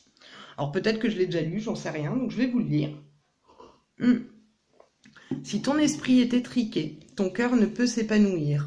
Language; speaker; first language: French; native; French